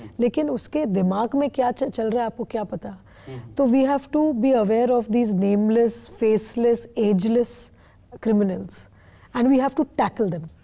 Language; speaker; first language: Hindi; non-native, local second language; Bangla